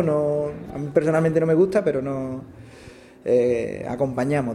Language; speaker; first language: Spanish; native; Spanish